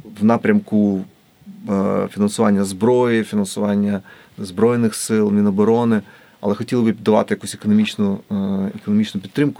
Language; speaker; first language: Ukrainian; native; Ukrainian